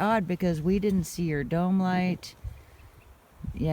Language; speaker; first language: English; native; English